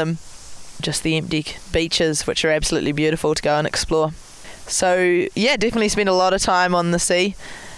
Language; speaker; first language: English; native; English